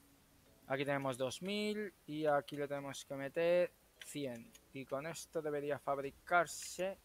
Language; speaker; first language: Spanish; native; Spanish